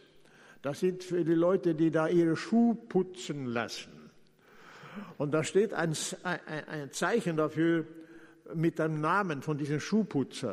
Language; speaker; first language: German; non-native, fluent; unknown